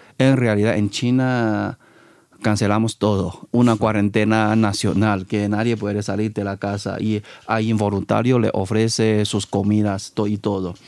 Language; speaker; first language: Spanish; non-native, fluent; Chinese